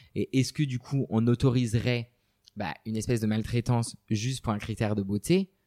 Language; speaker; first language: French; native; French